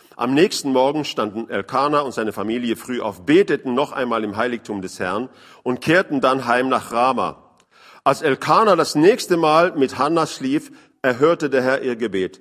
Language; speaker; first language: German; non-native, fluent; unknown